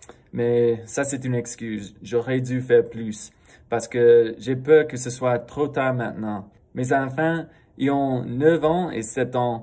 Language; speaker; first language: French; non-native, fluent; English